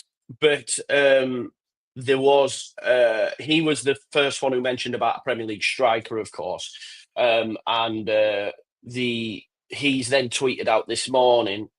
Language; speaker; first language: English; native; English